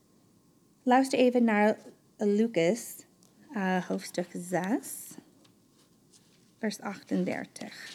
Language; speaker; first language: Dutch; non-native, fluent; English